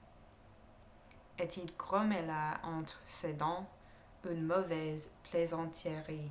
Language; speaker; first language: French; non-native, learner; English